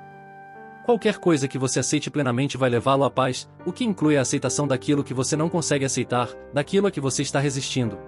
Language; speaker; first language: Portuguese; native; Portuguese